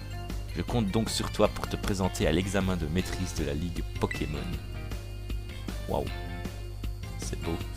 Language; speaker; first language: French; native; French